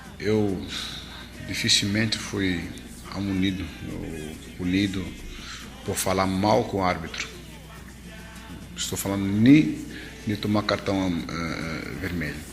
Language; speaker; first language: Portuguese; non-native, fluent; Dutch